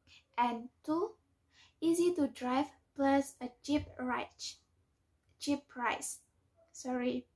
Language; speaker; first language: English; non-native, learner; Indonesian